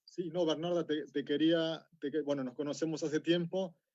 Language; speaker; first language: Spanish; native; Spanish